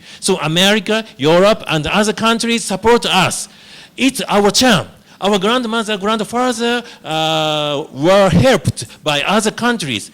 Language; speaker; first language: English; non-native, learner; Japanese